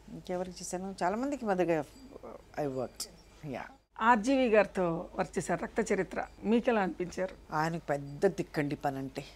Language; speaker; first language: Telugu; non-native, local second language; Urdu